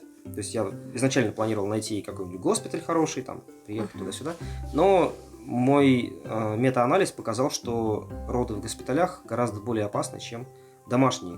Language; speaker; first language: Russian; native; Russian